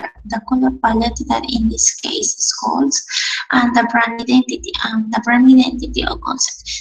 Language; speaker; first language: English; non-native, learner; Spanish